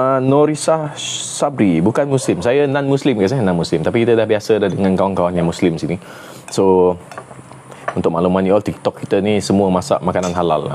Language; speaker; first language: Malay; non-native, local second language; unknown